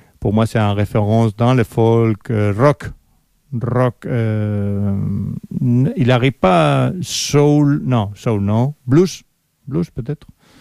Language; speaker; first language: French; non-native, fluent; Spanish